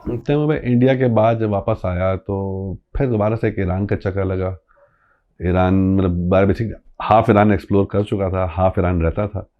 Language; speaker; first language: Urdu; non-native, local second language; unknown